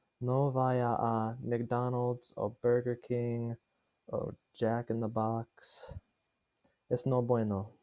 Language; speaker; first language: Spanish; non-native, learner; English